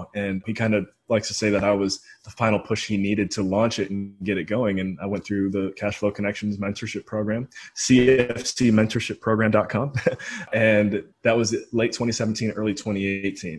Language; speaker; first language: English; native; English